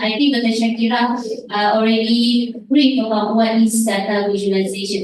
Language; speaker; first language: English; non-native, fluent; Malay